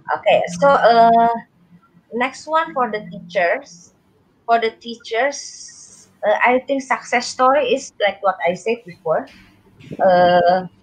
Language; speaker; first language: English; non-native, learner; Indonesian